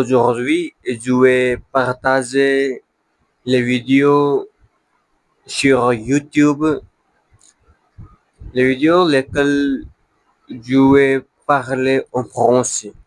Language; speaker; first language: French; non-native, learner; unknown